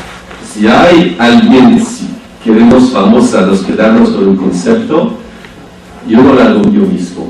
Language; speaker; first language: Spanish; non-native, fluent; French